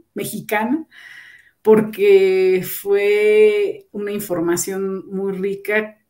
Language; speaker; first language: Spanish; native; Spanish